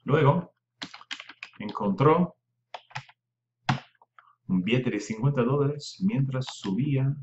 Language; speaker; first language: Spanish; non-native, fluent; English